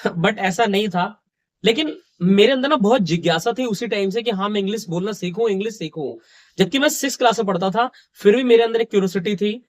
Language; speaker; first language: Hindi; native; Hindi